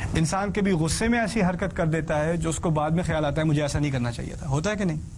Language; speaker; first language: Urdu; early bilingual, heritage; Urdu